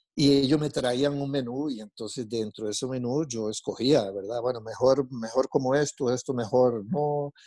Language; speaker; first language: Spanish; non-native, fluent; Portuguese